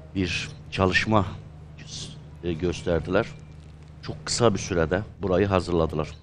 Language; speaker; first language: Turkish; native; Turkish